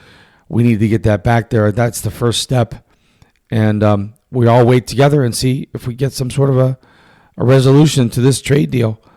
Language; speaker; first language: English; native; English